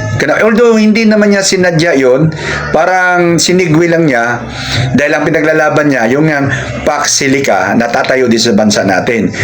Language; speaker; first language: Filipino; native; Filipino